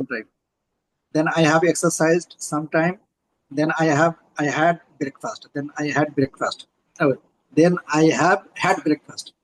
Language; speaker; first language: English; non-native, learner; Bangla